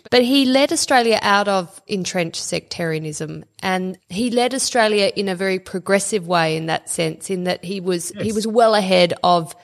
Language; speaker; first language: English; native; English